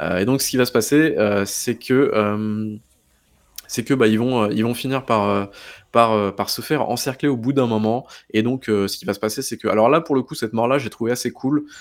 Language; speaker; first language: French; native; French